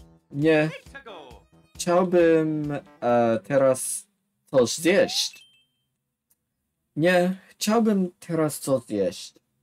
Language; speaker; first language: Polish; non-native, learner; English